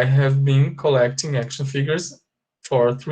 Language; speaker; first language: English; non-native, fluent; Portuguese